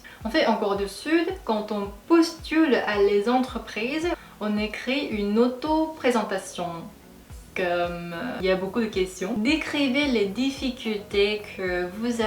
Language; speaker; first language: French; non-native, fluent; Korean